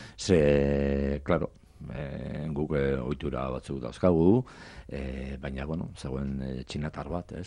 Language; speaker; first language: Basque; non-native, local second language; Spanish